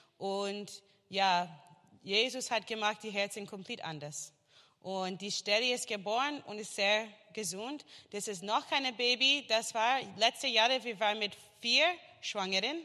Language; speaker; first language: German; non-native, learner; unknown